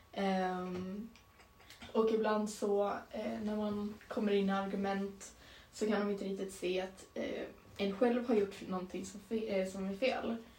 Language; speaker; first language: Swedish; native; Swedish